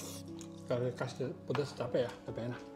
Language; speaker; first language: Indonesian; non-native, learner; Chinese